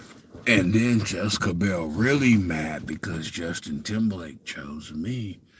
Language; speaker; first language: English; native; English